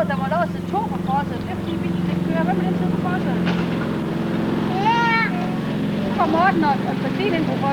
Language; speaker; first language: Danish; native; Danish